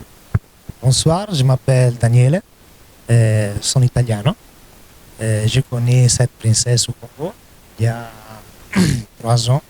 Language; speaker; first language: French; non-native, learner; Italian